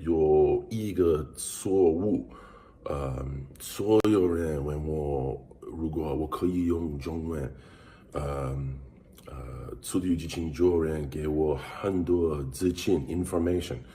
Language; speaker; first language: Chinese; non-native, learner; English